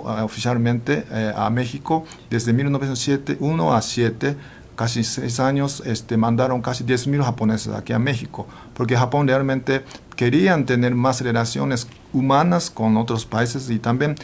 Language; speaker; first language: Spanish; non-native, fluent; Japanese